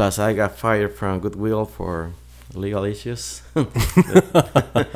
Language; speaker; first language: English; non-native, fluent; Spanish